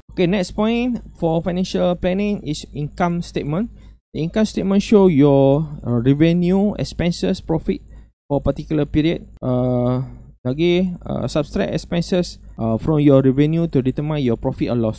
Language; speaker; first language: English; non-native, local second language; Malay